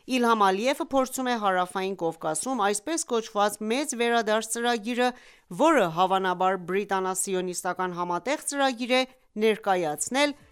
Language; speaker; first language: Armenian; early bilingual, heritage; Armenian